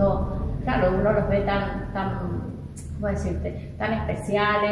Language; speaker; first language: Spanish; native; Spanish